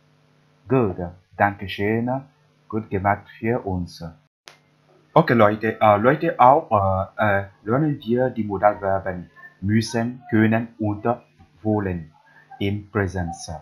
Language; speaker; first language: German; non-native, learner; English